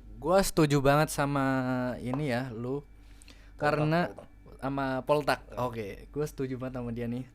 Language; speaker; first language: Indonesian; native; Indonesian